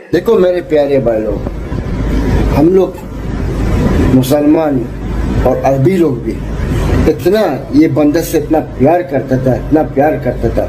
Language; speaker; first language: Hindi; non-native, fluent; Arabic